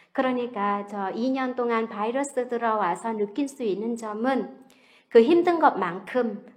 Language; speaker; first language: Korean; non-native, fluent; Vietnamese